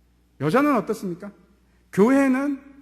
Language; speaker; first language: Korean; native; Korean